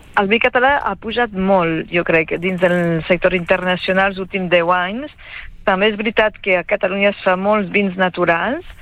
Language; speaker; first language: Catalan; non-native, fluent; French